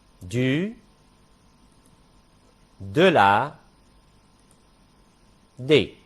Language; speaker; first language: French; non-native, fluent; Arabic